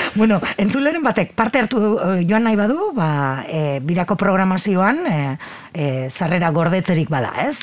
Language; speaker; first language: Basque; native; Basque